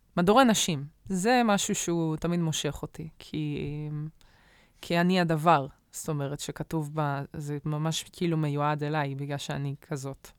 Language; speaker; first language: Hebrew; native; Hebrew